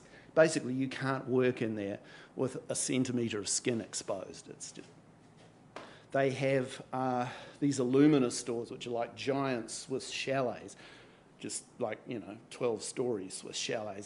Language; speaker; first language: English; native; English